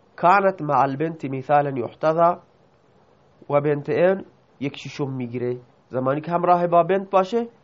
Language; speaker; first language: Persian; non-native, local second language; Baluchi